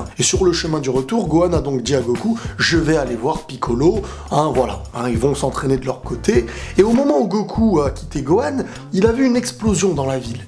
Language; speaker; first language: French; native; French